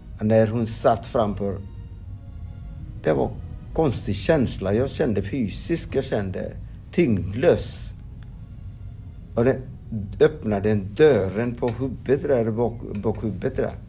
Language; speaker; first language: Swedish; non-native, fluent; Odia